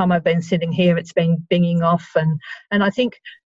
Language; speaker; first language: English; native; English